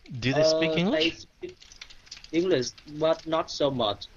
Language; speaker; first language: English; non-native, learner; Vietnamese